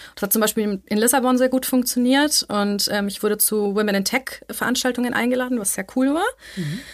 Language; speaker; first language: German; native; German